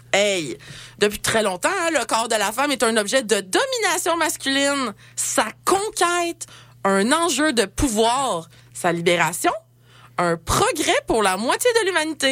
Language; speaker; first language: French; native; French